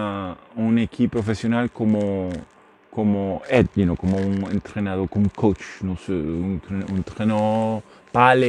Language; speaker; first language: French; non-native, learner; Spanish